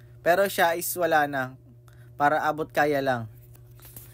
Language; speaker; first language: Filipino; native; Filipino